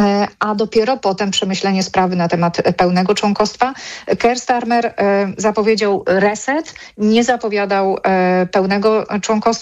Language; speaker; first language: Polish; native; Polish